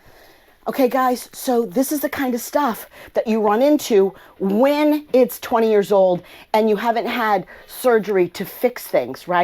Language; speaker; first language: English; native; English